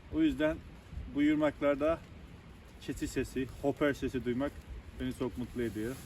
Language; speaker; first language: Turkish; native; Turkish